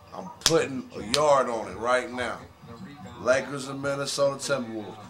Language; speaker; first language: English; native; English